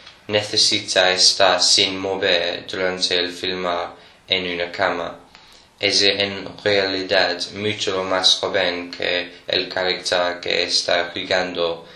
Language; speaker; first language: Spanish; non-native, learner; English